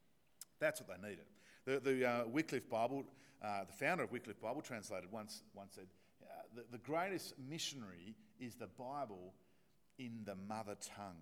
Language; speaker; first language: English; native; English